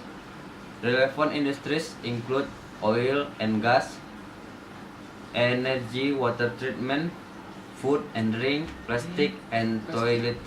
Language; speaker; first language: English; non-native, learner; Indonesian